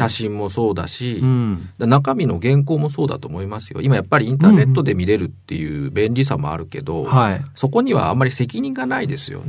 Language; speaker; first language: Japanese; native; Japanese